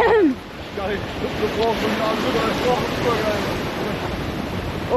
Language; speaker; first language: German; native; German